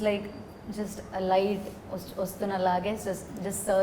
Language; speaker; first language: Telugu; non-native, learner; Malayalam